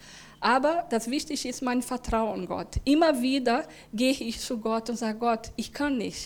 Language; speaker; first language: German; non-native, learner; Portuguese